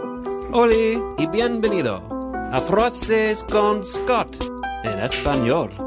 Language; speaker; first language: Spanish; non-native, learner; English